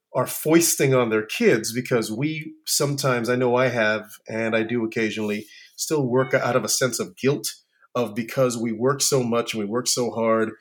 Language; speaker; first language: English; native; English